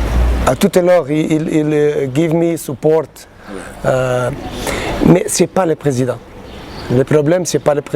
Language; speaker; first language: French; non-native, learner; Portuguese